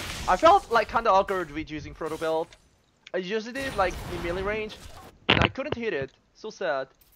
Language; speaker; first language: English; non-native, fluent; Korean